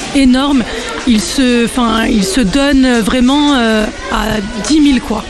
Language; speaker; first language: French; native; French